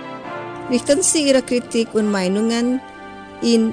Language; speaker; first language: German; non-native, fluent; Indonesian